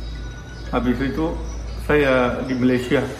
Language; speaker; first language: Indonesian; non-native, learner; Rohingya